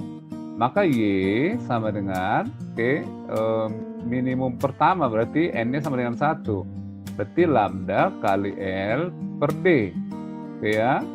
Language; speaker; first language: Indonesian; native; Indonesian